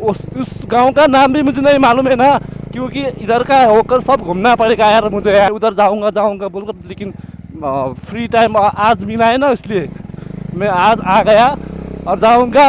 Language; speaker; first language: Hindi; non-native, learner; Nepali